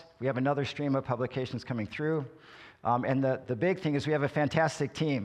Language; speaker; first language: English; native; English